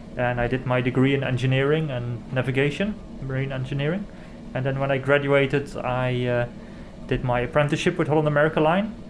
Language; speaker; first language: English; non-native, fluent; Dutch